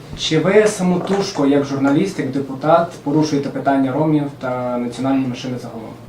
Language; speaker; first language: Ukrainian; native; Ukrainian